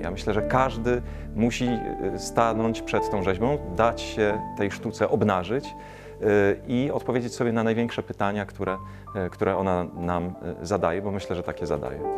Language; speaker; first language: Polish; native; Polish